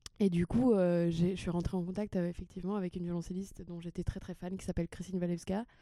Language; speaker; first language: French; early bilingual, other home language; Portuguese